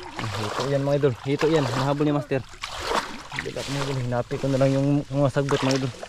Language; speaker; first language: Filipino; non-native, local second language; Cebuano